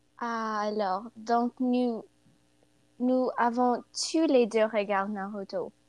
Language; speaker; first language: French; non-native, learner; English